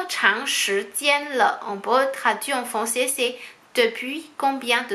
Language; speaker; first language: French; non-native, fluent; Chinese